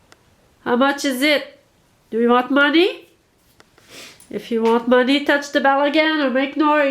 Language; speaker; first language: English; non-native, learner; French